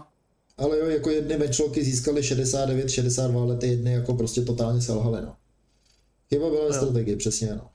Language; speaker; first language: Czech; native; Czech